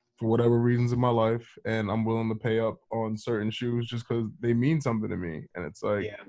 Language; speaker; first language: English; native; English